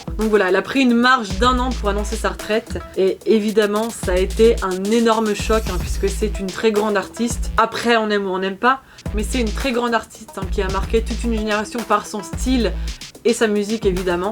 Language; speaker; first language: French; native; French